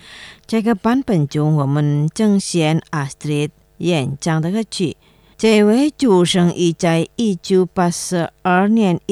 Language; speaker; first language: Chinese; non-native, learner; Indonesian